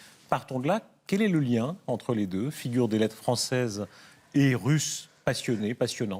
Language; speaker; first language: French; native; French